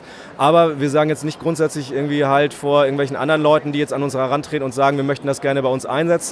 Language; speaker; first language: German; native; German